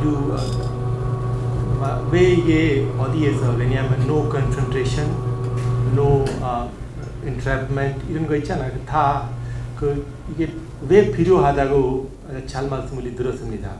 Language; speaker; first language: Korean; non-native, learner; Hindi